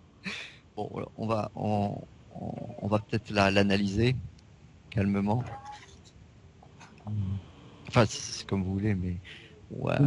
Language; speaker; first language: French; native; French